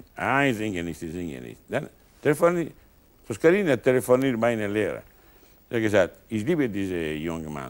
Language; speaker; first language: German; non-native, learner; Italian